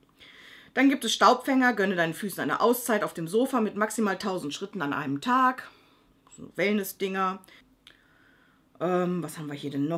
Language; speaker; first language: German; native; German